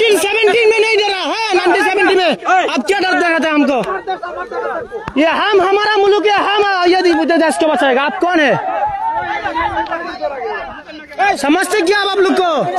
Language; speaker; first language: Hindi; non-native, learner; Bangla